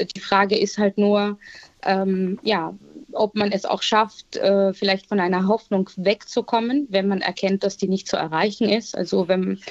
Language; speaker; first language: German; native; German